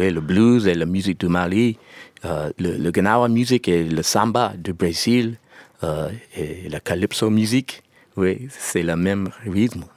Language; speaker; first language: French; non-native, learner; English